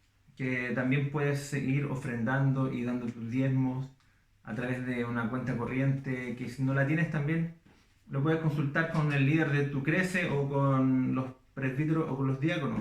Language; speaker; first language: Spanish; native; Spanish